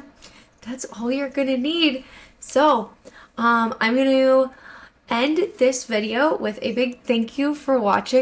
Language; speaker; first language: English; native; English